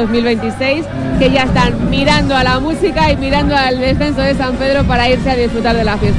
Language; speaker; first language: Spanish; native; Spanish